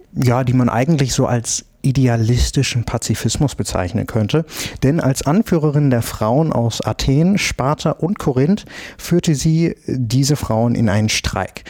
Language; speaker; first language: German; native; German